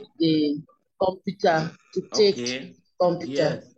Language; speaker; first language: English; non-native, learner; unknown